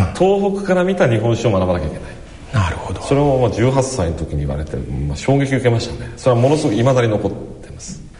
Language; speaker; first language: Japanese; native; Japanese